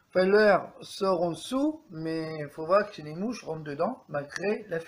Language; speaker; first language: French; native; French